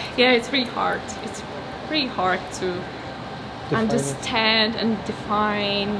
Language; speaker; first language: English; non-native, fluent; Polish